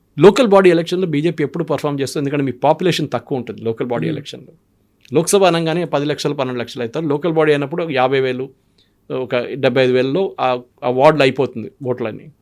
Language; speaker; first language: Telugu; non-native, local second language; Malayalam